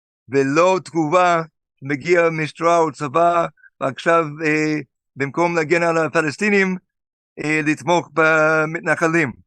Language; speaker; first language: Hebrew; non-native, fluent; English